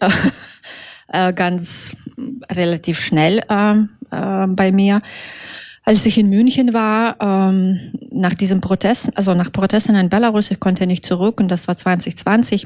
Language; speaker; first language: German; non-native, fluent; Russian